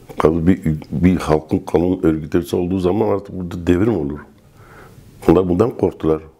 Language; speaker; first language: Turkish; non-native, local second language; Kurdish